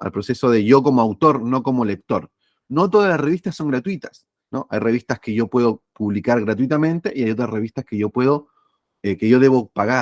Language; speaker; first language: Spanish; native; Spanish